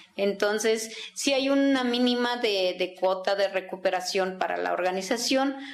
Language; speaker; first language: Spanish; non-native, local second language; Tzeltal